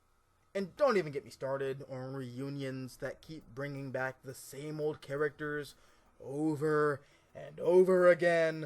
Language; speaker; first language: English; native; English